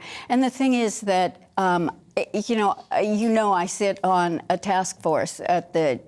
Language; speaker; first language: English; native; English